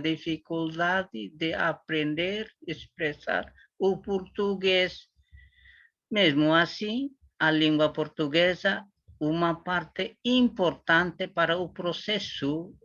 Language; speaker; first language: Portuguese; non-native, learner; Tetum